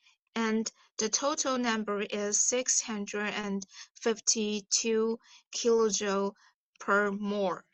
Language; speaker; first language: English; non-native, fluent; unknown